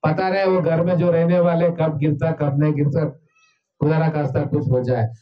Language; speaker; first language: Hindi; non-native, local second language; Telugu